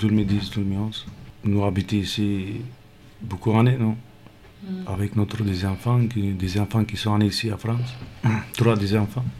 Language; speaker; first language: French; non-native, learner; Romany